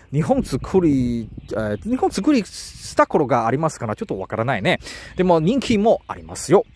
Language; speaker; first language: Japanese; non-native, learner; Chinese